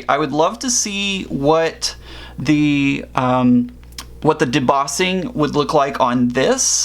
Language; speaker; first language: English; native; English